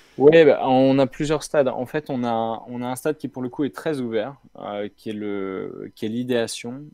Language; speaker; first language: French; native; French